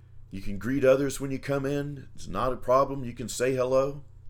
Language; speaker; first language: English; native; English